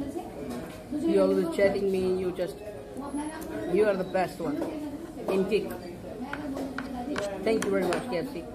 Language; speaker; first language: English; non-native, learner; Hindi